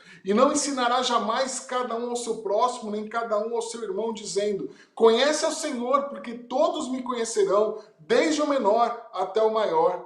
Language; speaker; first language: Portuguese; native; Portuguese